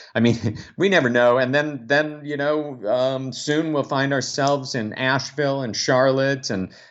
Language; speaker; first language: English; native; English